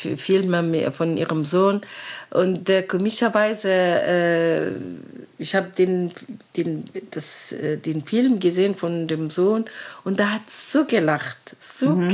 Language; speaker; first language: German; non-native, learner; Arabic